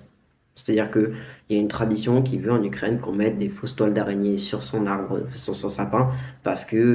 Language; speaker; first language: French; native; French